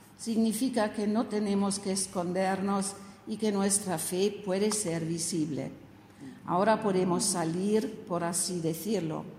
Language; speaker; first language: Spanish; non-native, fluent; German